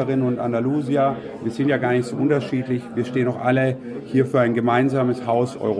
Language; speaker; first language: German; native; German